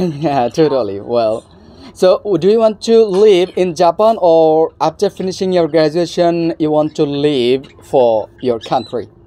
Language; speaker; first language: English; non-native, fluent; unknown